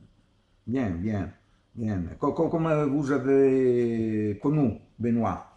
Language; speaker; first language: French; non-native, learner; Italian